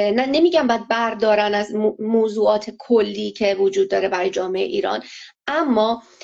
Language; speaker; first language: Persian; non-native, local second language; Azerbaijani